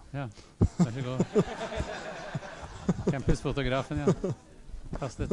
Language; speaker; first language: Norwegian; native; Norwegian